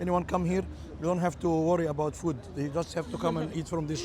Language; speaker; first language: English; non-native, learner; Arabic